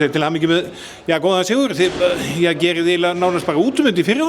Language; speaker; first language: Icelandic; native; Icelandic